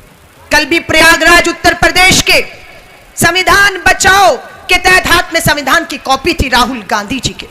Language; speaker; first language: Hindi; native; Hindi